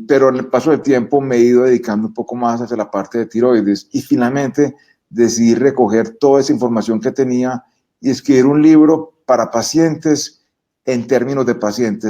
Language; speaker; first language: Spanish; native; Spanish